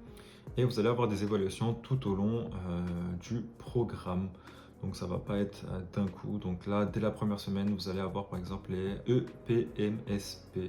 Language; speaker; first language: French; native; French